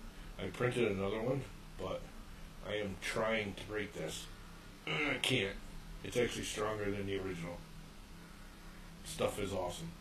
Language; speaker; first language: English; native; English